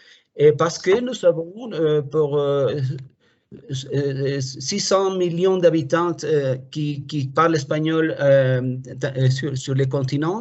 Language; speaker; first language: French; non-native, fluent; Spanish